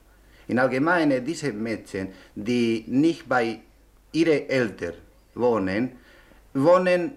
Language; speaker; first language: German; non-native, learner; Spanish